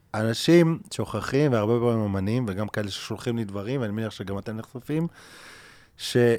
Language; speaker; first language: Hebrew; native; Hebrew